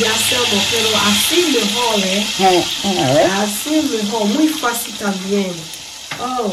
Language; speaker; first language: Spanish; non-native, learner; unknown